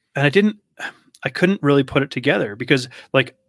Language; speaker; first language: English; native; English